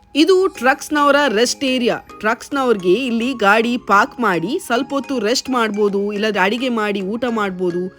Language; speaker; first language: Kannada; non-native, local second language; Tulu